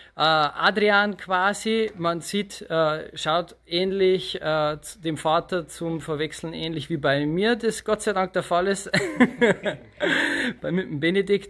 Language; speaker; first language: German; native; German